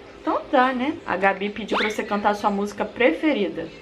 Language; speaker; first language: Portuguese; native; Portuguese